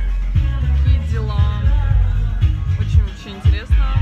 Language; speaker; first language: Russian; native; Russian